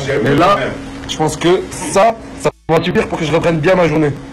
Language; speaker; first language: French; native; French